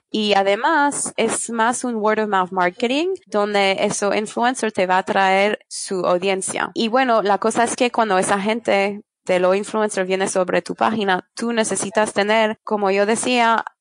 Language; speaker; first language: Spanish; non-native, fluent; French